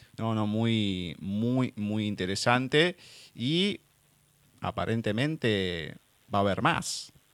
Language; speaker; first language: Spanish; native; Spanish